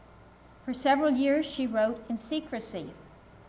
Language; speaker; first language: English; native; English